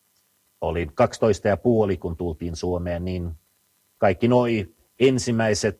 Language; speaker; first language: Finnish; non-native, fluent; Swedish